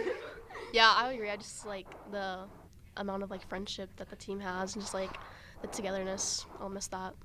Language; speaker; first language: English; native; English